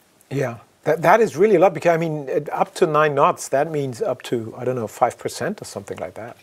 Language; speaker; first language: English; non-native, fluent; German